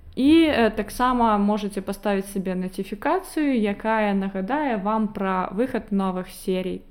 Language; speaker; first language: Belarusian; non-native, local second language; Russian